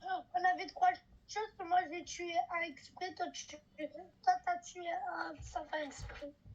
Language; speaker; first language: French; native; French